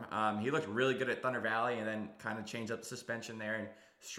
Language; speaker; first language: English; native; English